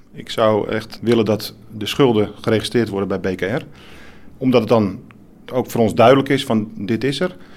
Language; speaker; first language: Dutch; native; Dutch